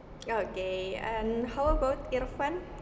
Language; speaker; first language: English; non-native, learner; Indonesian